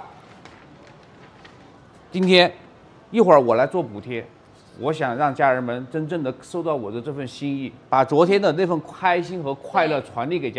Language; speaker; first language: Chinese; native; Chinese